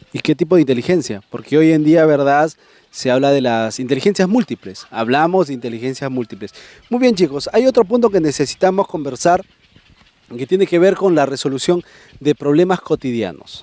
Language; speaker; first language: Spanish; native; Spanish